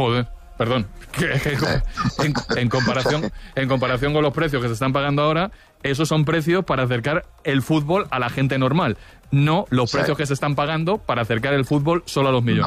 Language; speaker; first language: Spanish; native; Spanish